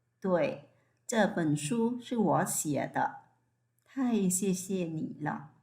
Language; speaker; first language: Chinese; non-native, fluent; Thai